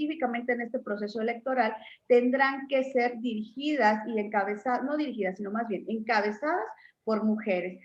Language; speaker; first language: Spanish; native; Spanish